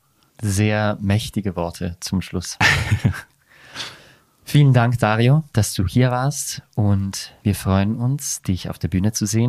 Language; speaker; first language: German; native; German